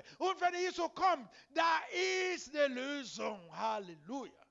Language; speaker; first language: German; non-native, learner; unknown